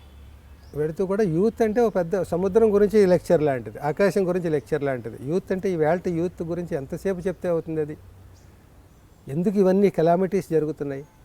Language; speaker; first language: Telugu; native; Telugu